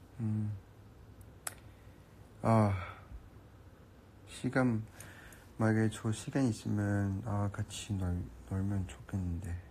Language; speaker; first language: Korean; non-native, learner; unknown